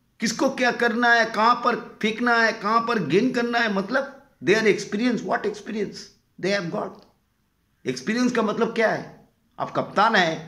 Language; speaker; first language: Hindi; non-native, local second language; Bangla